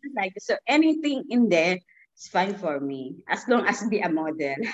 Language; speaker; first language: English; non-native, local second language; Filipino